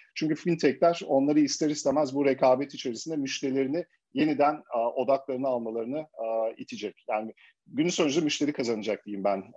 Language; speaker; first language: Turkish; early bilingual, heritage; Turkish